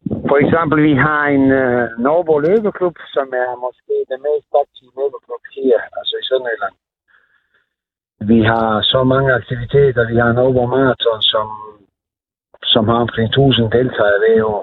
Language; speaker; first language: Danish; non-native, fluent; Serbian